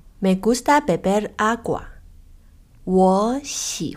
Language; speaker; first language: Spanish; non-native, fluent; Chinese